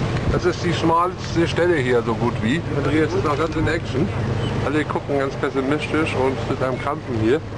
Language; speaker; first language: German; native; German